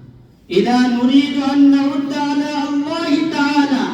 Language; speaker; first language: Arabic; non-native, learner; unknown